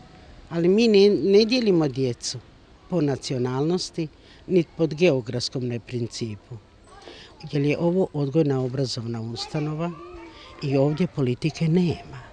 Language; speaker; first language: Croatian; native; Croatian